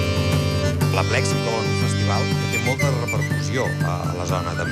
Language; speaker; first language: Catalan; native; Catalan